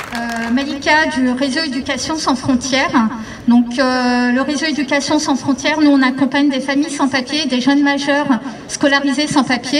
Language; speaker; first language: French; native; French